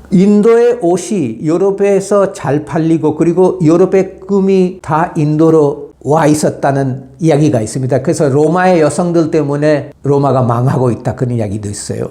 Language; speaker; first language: Korean; non-native, fluent; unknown